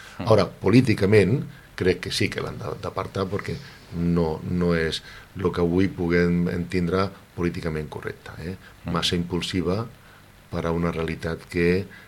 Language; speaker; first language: Catalan; non-native, local second language; Spanish